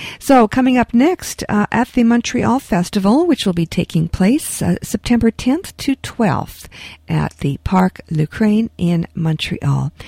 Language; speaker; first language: English; early bilingual, other home language; Ukrainian